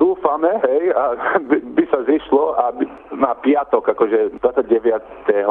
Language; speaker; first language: Slovak; early bilingual, heritage; Slovak